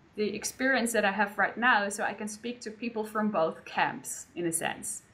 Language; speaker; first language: English; non-native, fluent; Dutch